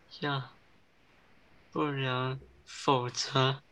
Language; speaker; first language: Chinese; early bilingual, heritage; English